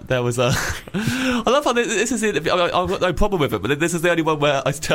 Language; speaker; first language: English; native; English